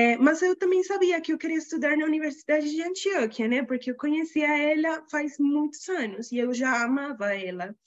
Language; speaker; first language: Portuguese; non-native, fluent; Spanish